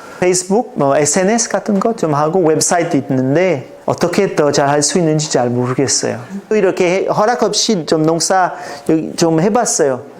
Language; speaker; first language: Korean; non-native, fluent; French